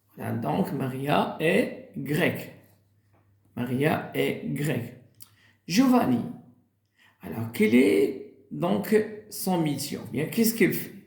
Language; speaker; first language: French; non-native, local second language; Arabic